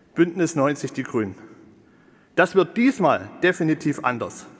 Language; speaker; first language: German; native; German